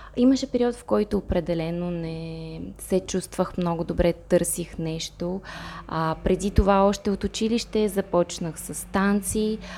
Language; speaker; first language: Bulgarian; non-native, fluent; Russian